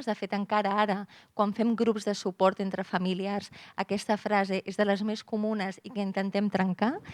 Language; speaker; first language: Catalan; native; Catalan